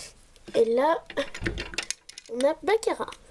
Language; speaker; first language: French; native; French